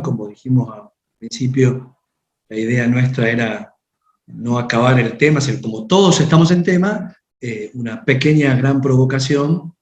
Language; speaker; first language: Spanish; native; Spanish